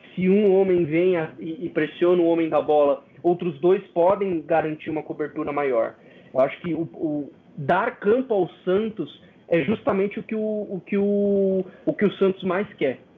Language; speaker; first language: Portuguese; native; Portuguese